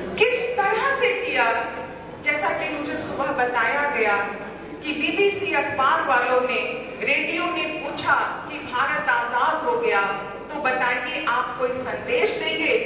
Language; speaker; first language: Hindi; native; Hindi